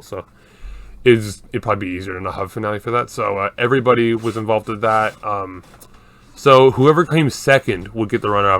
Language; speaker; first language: English; native; English